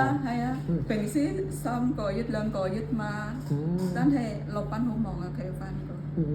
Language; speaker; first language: Cantonese; non-native, learner; Indonesian